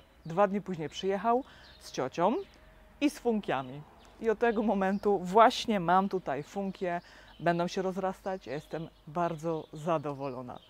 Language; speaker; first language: Polish; native; Polish